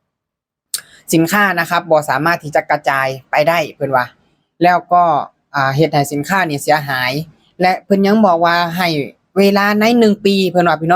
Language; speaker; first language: Thai; non-native, local second language; Lao